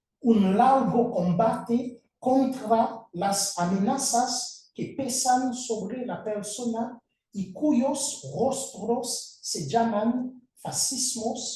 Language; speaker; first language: Spanish; non-native, fluent; Haitian Creole